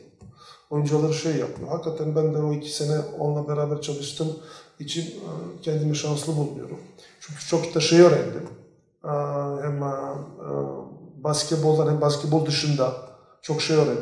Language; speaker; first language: Turkish; non-native, fluent; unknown